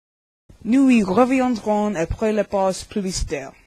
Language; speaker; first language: French; non-native, learner; English